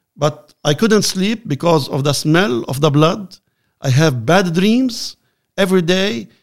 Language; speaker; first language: English; non-native, learner; Arabic